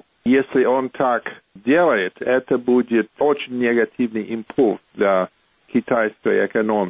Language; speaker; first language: Russian; non-native, fluent; English